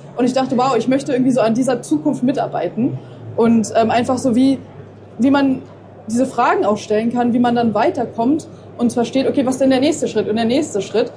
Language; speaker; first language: German; native; German